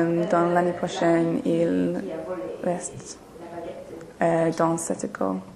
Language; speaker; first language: French; non-native, learner; English